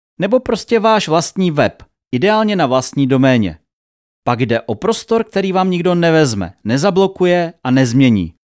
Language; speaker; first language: Czech; native; Czech